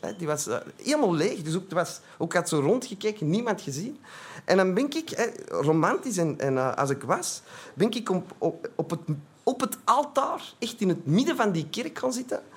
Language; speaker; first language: Dutch; native; Dutch